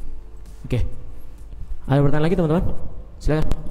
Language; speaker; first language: Indonesian; native; Indonesian